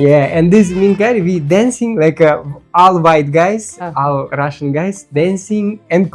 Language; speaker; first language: English; non-native, learner; Russian